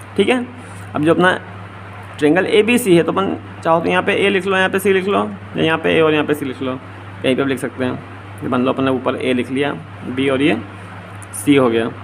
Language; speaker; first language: Hindi; native; Hindi